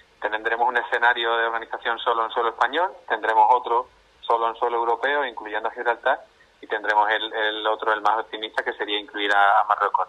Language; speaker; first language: Spanish; native; Spanish